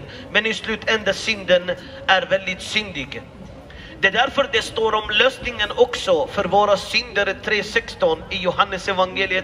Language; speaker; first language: Swedish; non-native, fluent; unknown